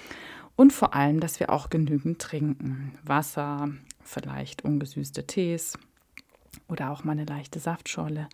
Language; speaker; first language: German; native; German